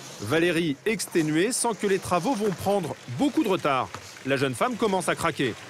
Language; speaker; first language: French; native; French